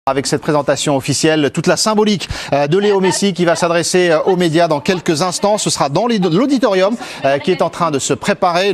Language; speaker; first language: French; native; French